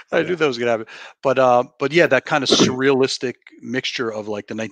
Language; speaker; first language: English; native; English